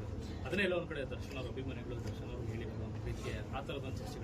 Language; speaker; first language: Kannada; native; Kannada